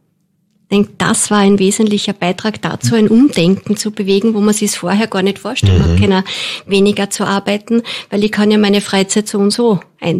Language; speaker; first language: German; native; German